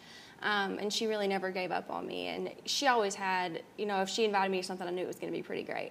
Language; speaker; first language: English; native; English